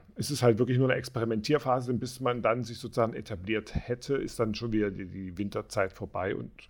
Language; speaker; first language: German; native; German